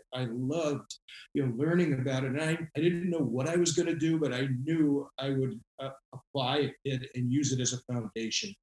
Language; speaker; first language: English; native; English